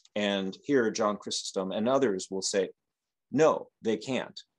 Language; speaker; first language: English; native; English